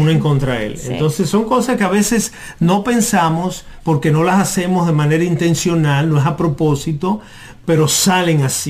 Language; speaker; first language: Spanish; native; Spanish